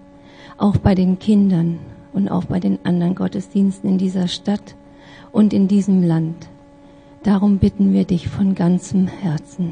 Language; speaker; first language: German; native; German